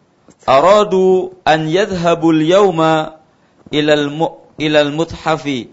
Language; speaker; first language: Arabic; non-native, learner; Indonesian